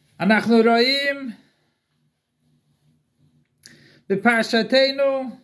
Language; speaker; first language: Hebrew; non-native, fluent; English